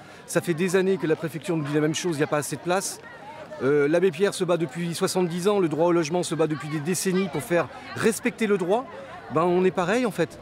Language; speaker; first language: French; native; French